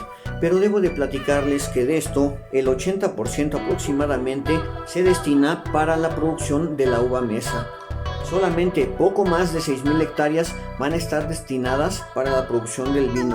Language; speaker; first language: Spanish; native; Spanish